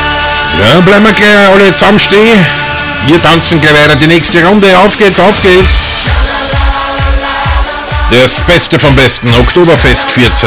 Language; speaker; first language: German; native; German